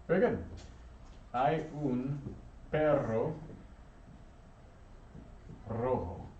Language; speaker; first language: Spanish; non-native, fluent; English